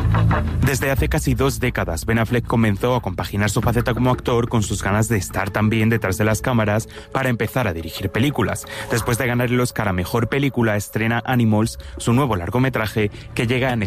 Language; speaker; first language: Spanish; native; Spanish